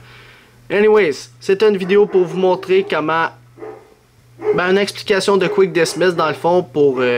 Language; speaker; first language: French; native; French